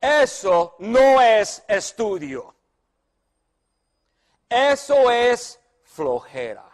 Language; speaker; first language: Spanish; non-native, fluent; English